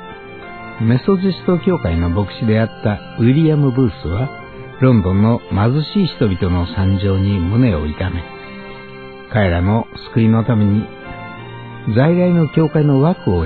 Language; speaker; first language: Japanese; native; Japanese